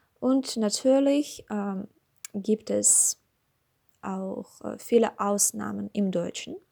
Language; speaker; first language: German; non-native, learner; Russian